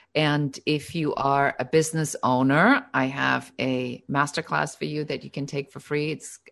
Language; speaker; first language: English; non-native, fluent; German